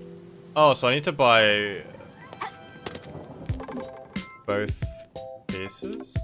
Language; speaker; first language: English; native; English